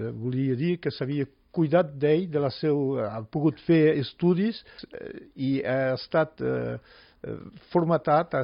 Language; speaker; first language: Catalan; non-native, local second language; French